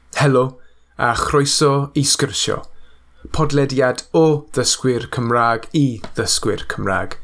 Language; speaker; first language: Welsh; non-native, learner; English